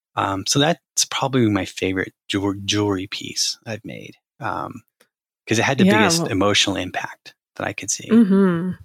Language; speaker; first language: English; native; English